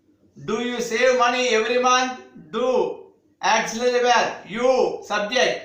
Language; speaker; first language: English; non-native, local second language; Telugu